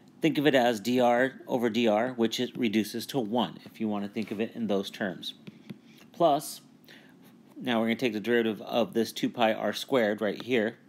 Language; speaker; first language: English; native; English